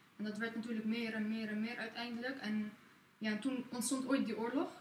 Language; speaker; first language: Dutch; early bilingual, other home language; Arabic